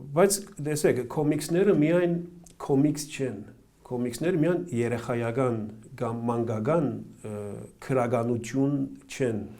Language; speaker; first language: Armenian; early bilingual, heritage; Armenian